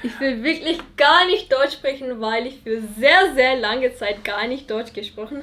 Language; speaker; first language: German; non-native, fluent; Turkish